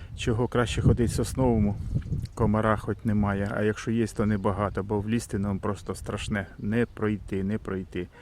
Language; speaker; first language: Ukrainian; non-native, local second language; Russian